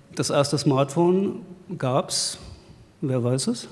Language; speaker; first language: German; native; German